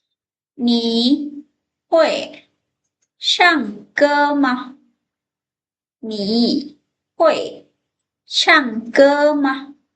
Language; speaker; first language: Chinese; non-native, fluent; Lao